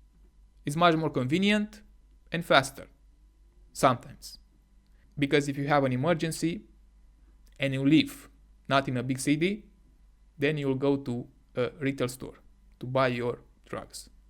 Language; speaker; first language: English; non-native, fluent; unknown